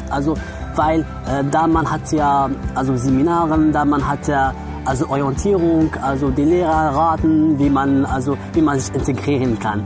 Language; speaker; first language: German; non-native, fluent; Arabic